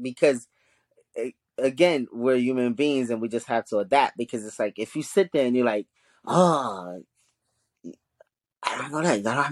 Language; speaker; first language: English; early bilingual, other home language; Haitian Creole